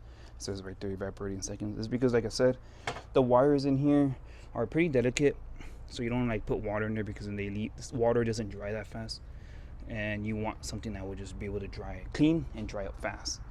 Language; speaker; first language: English; native; English